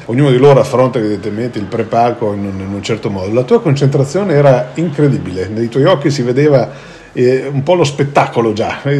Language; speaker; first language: Italian; native; Italian